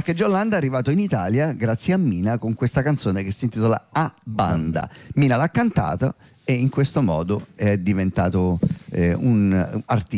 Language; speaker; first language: Italian; native; Italian